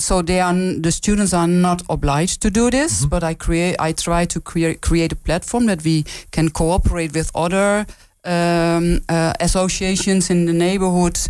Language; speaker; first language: English; non-native, fluent; Dutch